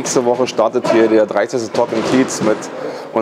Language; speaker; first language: German; native; German